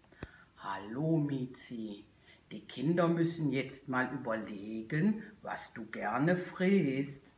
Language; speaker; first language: German; native; German